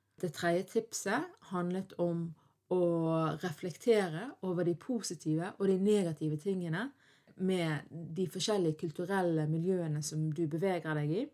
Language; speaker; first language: Norwegian; early bilingual, other home language; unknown